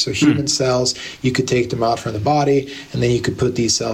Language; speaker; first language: English; native; English